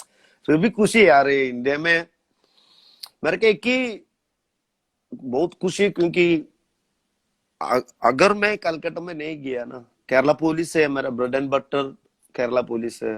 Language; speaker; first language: Hindi; non-native, local second language; Malayalam